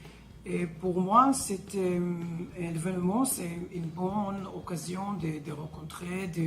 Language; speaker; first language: French; non-native, learner; Hebrew